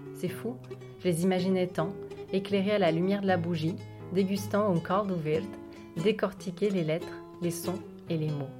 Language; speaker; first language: French; native; French